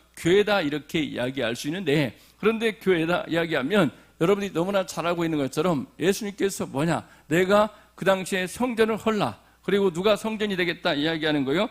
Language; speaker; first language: Korean; native; Korean